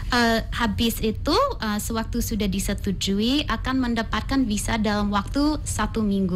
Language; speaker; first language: Indonesian; non-native, fluent; English